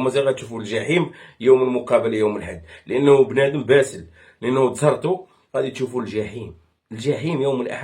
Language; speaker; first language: Arabic; native; Arabic